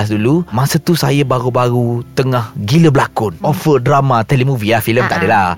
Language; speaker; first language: Malay; native; Malay